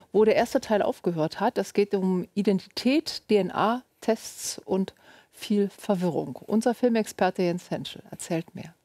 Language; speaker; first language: German; native; German